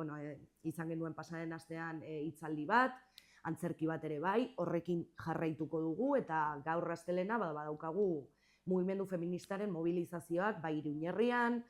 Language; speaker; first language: Basque; native; Basque